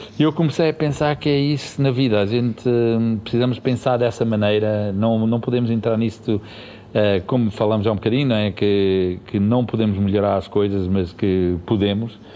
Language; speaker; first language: Portuguese; early bilingual, heritage; Portuguese